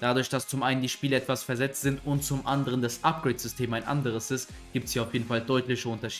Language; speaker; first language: German; native; German